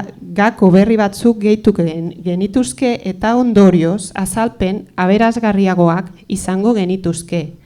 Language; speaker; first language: Basque; early bilingual, other home language; Spanish